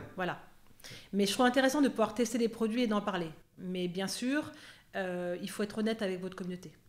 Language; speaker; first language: French; native; French